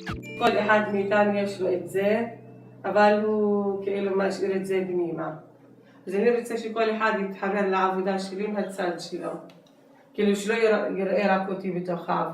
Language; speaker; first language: Hebrew; non-native, local second language; Arabic